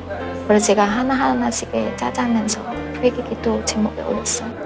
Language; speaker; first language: Korean; non-native, fluent; Vietnamese